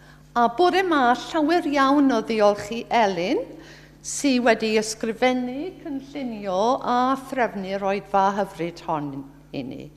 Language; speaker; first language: Welsh; native; Welsh